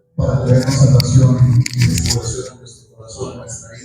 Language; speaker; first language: Spanish; native; Spanish